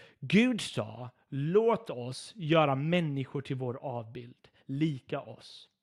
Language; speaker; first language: Swedish; non-native, fluent; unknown